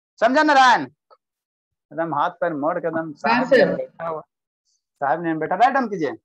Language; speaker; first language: Hindi; native; Hindi